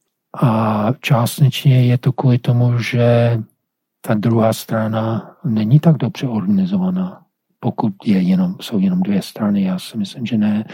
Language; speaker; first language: Czech; non-native, fluent; English